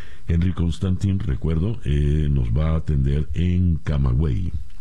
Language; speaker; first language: Spanish; native; Spanish